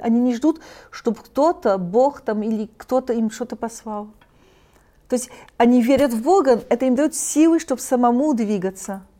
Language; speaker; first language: Russian; early bilingual, heritage; Russian